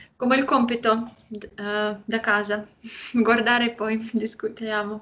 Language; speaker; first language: Italian; non-native, fluent; Russian